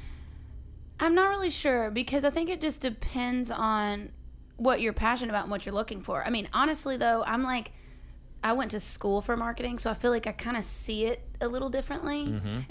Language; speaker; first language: English; native; English